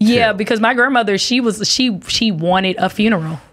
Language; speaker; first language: English; native; English